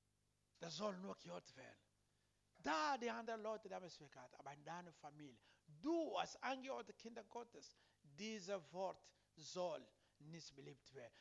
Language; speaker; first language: German; non-native, learner; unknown